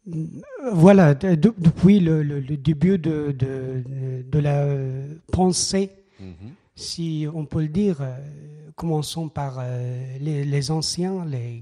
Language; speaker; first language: French; non-native, fluent; Persian